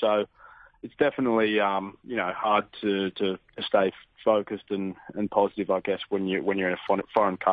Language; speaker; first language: English; native; English